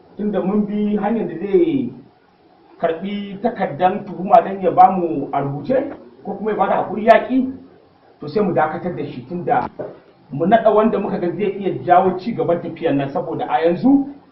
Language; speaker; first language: Hausa; native; Hausa